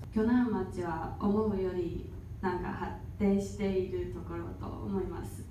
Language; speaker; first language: Japanese; non-native, learner; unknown